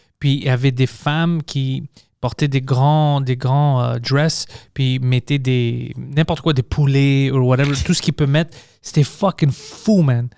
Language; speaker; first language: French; early bilingual, other home language; English